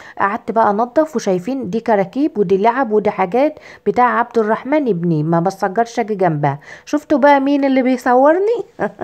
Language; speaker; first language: Arabic; native; Arabic